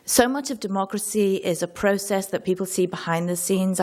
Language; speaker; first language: English; native; English